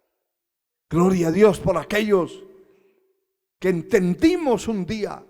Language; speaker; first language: Spanish; native; Spanish